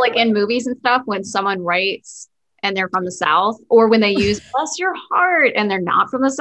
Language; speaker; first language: English; native; English